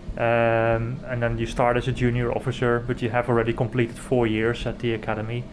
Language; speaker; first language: English; non-native, fluent; Dutch